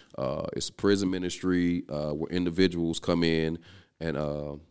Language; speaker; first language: English; native; English